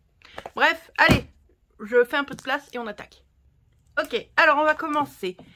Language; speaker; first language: French; native; French